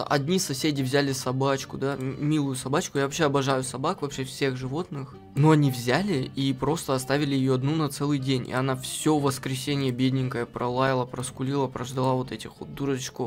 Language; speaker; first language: Russian; native; Russian